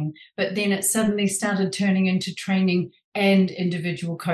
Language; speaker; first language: English; native; English